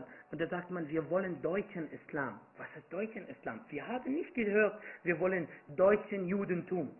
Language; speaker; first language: German; non-native, fluent; Arabic